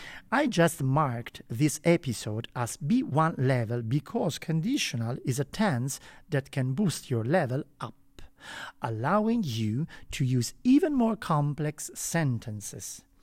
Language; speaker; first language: English; non-native, fluent; Italian